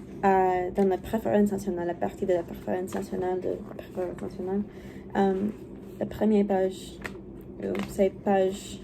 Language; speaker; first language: French; non-native, learner; English